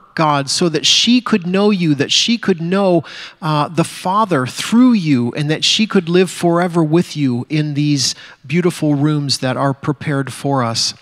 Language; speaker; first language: English; native; English